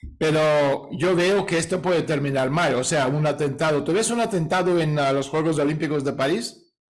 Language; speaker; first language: Spanish; non-native, fluent; Russian